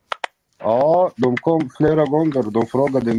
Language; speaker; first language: Swedish; non-native, local second language; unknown